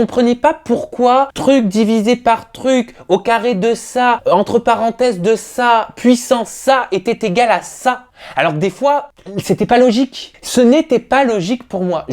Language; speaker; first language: French; native; French